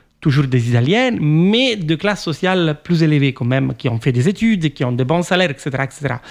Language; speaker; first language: French; non-native, fluent; Italian